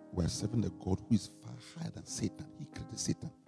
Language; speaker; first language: English; non-native, local second language; Akan